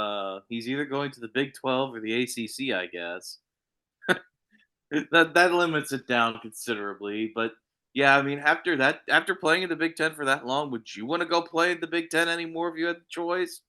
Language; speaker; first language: English; native; English